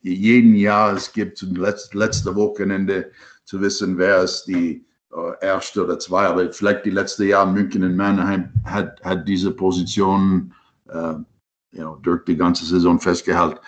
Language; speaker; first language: German; non-native, learner; English